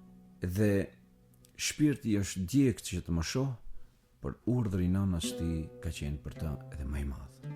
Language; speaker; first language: Albanian; native; Albanian